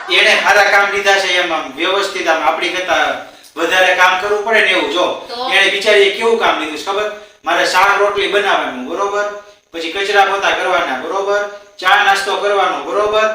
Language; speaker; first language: Gujarati; native; Gujarati